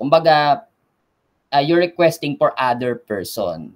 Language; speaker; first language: English; non-native, local second language; Filipino